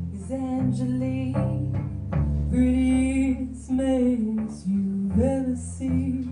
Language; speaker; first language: English; early bilingual, other home language; French